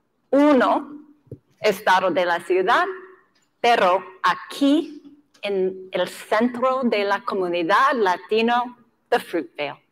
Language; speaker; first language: Spanish; non-native, learner; English